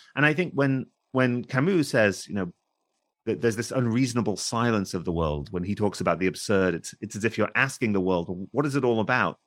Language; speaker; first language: English; native; English